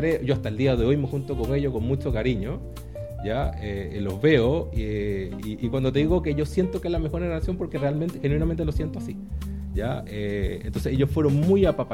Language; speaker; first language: Spanish; native; Spanish